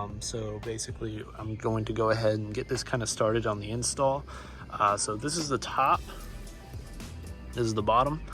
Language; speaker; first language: English; native; English